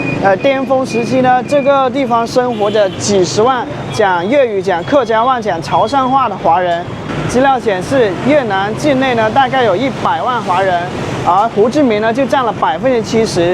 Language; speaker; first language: Chinese; native; Chinese